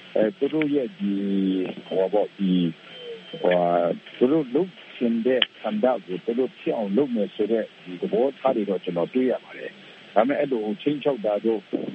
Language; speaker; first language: Burmese; non-native, local second language; Kachin